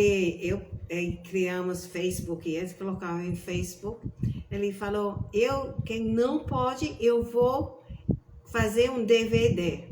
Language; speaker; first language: Portuguese; non-native, fluent; English